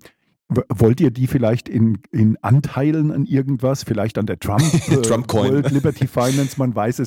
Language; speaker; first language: German; native; German